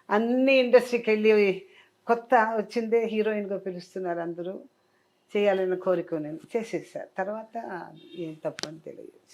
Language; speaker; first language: Telugu; native; Telugu